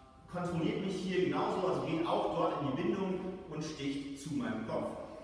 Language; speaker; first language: German; native; German